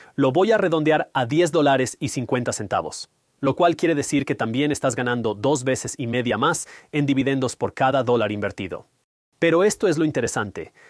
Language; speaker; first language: Spanish; non-native, fluent; Punjabi